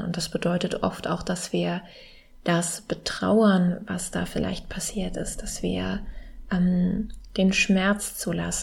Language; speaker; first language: German; native; German